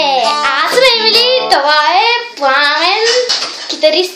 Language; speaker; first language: Bulgarian; early bilingual, heritage; Bulgarian